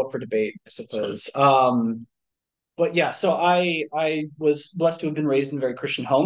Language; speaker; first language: English; native; English